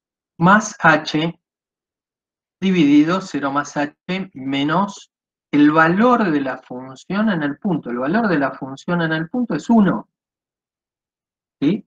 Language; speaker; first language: Spanish; native; Spanish